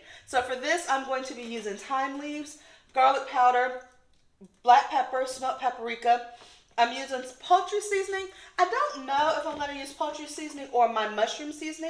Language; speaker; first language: English; native; English